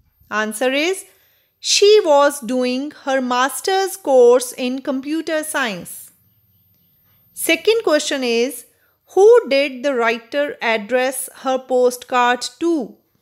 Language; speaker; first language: English; non-native, local second language; Punjabi